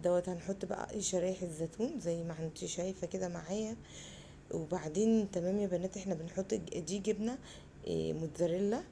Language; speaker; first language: Arabic; native; Arabic